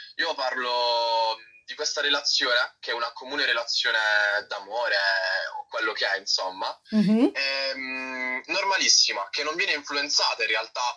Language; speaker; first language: Italian; native; Italian